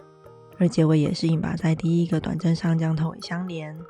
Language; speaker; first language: Chinese; native; Chinese